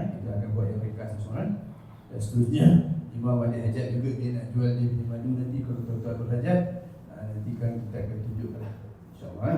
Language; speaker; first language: Malay; native; Malay